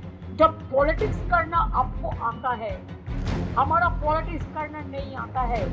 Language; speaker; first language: Hindi; non-native, local second language; Bangla